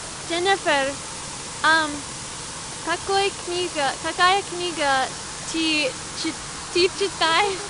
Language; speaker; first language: Russian; non-native, learner; English